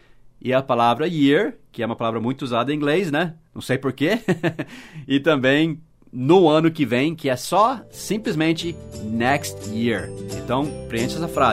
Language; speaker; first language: Portuguese; non-native, fluent; English